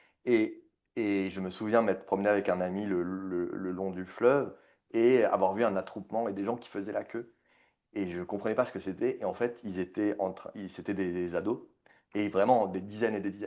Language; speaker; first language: French; native; French